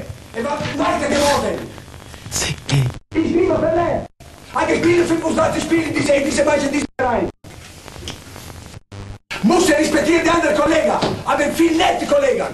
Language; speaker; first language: German; non-native, learner; Italian